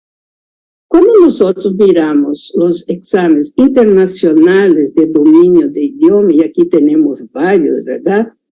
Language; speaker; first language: Spanish; non-native, fluent; Portuguese